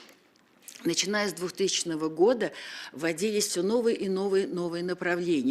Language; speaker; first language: Russian; native; Russian